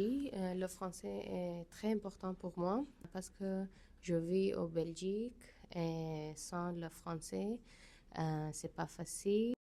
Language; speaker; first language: French; non-native, learner; Ukrainian